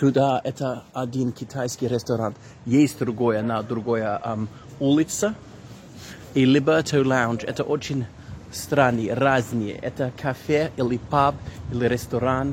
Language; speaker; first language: Russian; non-native, learner; English